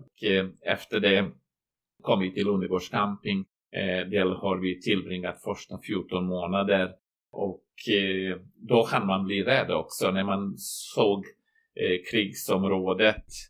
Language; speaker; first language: Swedish; non-native, fluent; Croatian